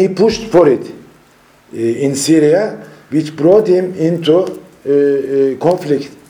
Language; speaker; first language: English; non-native, fluent; Turkish